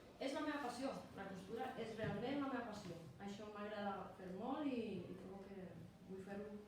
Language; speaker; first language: Catalan; non-native, fluent; Polish